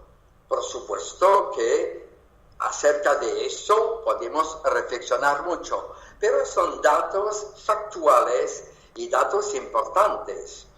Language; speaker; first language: Spanish; non-native, fluent; French